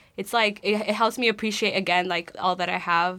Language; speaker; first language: English; early bilingual, other home language; Spanish